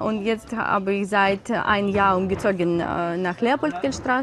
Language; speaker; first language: German; non-native, learner; Ukrainian